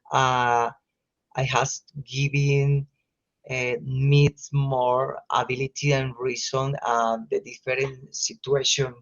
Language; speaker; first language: English; non-native, learner; Spanish